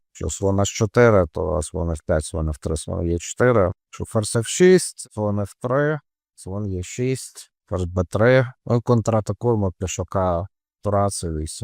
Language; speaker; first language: Ukrainian; non-native, local second language; Russian